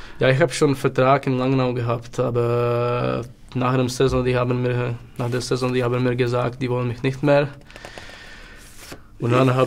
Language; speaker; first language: German; non-native, learner; Czech